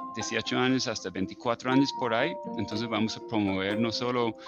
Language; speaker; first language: Spanish; non-native, fluent; English